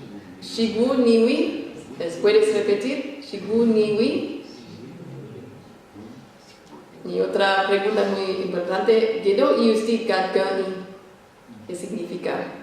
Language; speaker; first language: Spanish; non-native, fluent; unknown